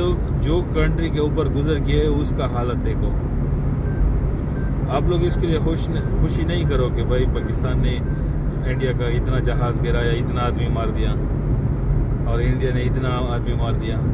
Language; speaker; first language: Hindi; non-native, local second language; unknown